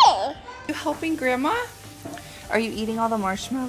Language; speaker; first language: English; native; English